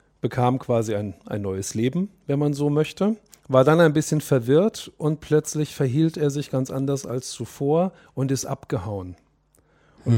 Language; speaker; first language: German; native; German